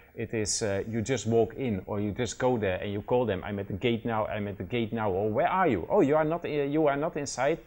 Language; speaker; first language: English; non-native, fluent; Dutch